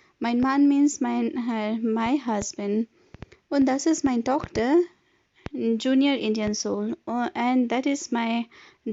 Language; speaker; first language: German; non-native, fluent; Hindi